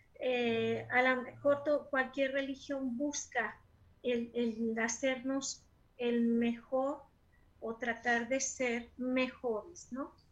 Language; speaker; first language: Spanish; native; Spanish